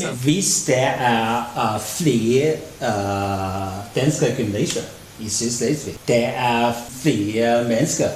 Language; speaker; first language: Danish; non-native, learner; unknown